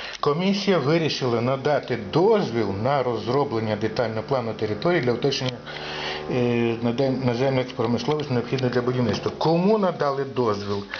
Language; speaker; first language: Ukrainian; native; Ukrainian